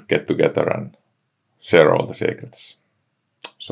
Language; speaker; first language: English; non-native, fluent; Finnish